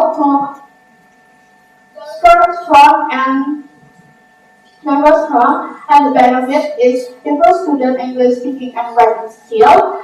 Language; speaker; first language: English; non-native, learner; Indonesian